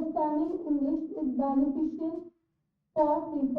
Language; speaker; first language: English; non-native, learner; Hindi